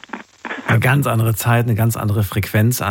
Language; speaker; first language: German; native; German